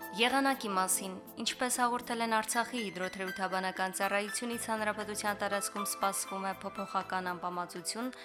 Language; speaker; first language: Armenian; native; Armenian